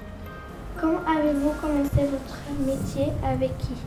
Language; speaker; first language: French; non-native, learner; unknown